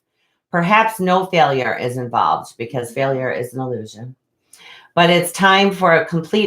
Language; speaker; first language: English; native; English